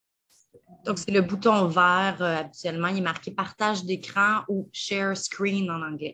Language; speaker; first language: French; native; French